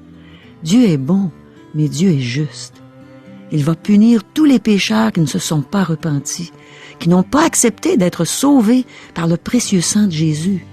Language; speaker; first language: French; native; French